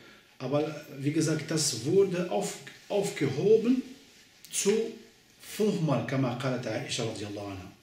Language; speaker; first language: German; non-native, learner; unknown